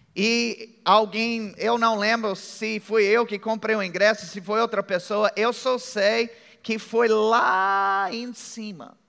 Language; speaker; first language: Portuguese; non-native, fluent; English